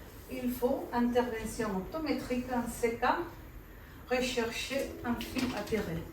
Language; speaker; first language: French; non-native, fluent; Spanish